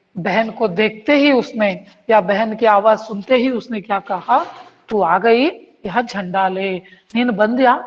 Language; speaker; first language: Hindi; non-native, local second language; Kannada